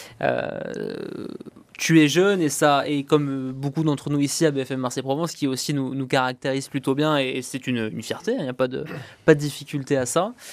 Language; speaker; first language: French; native; French